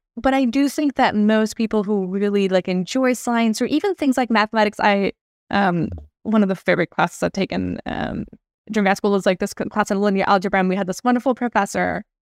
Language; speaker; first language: English; non-native, local second language; Hindi